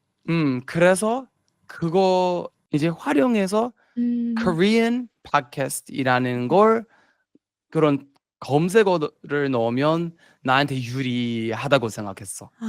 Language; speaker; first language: Korean; non-native, fluent; English